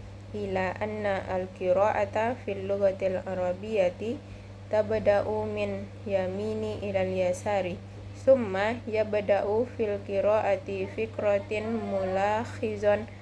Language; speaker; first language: Arabic; non-native, learner; Indonesian